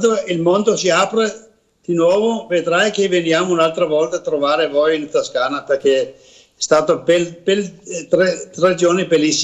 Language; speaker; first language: Italian; non-native, learner; Danish